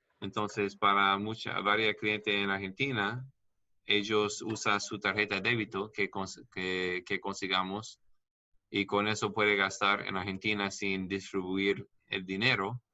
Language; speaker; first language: Spanish; non-native, learner; English